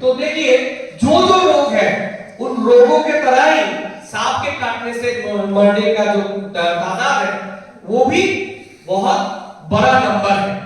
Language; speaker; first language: Hindi; non-native, local second language; Bangla